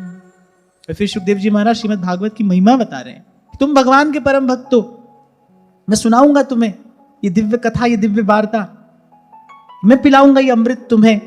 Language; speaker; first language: Hindi; native; Hindi